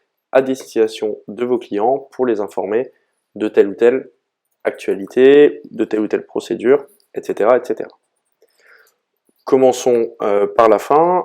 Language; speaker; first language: French; native; French